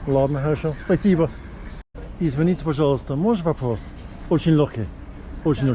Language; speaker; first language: Russian; non-native, learner; English